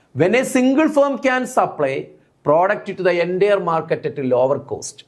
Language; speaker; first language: English; non-native, local second language; Malayalam